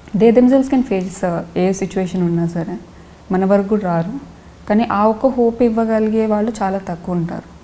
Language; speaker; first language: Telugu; non-native, local second language; Lambadi